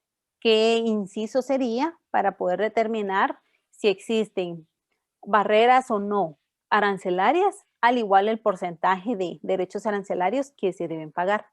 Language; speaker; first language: Spanish; native; Spanish